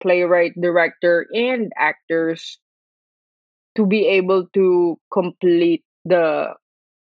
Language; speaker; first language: English; non-native, local second language; Filipino